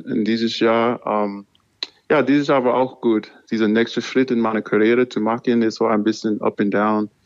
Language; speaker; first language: German; non-native, learner; English